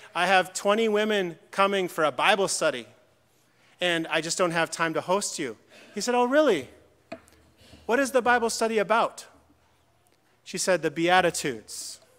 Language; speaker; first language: English; native; English